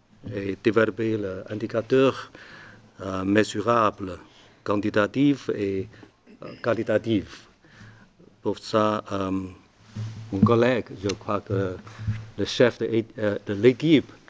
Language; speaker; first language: French; non-native, learner; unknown